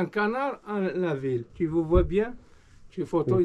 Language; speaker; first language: French; non-native, learner; Berber languages